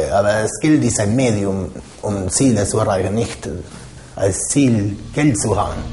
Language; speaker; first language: German; non-native, fluent; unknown